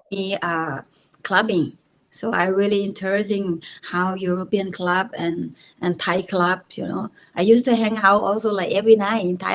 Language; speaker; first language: English; non-native, learner; Thai